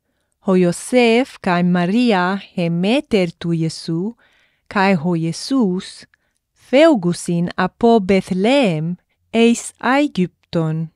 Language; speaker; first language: Greek; non-native, fluent; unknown